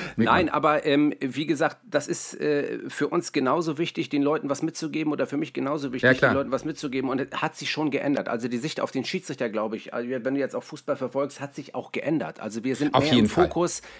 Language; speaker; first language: German; native; German